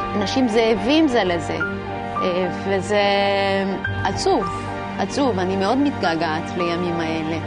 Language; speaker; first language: Hebrew; non-native, fluent; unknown